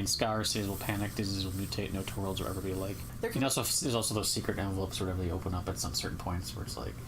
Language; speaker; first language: English; native; English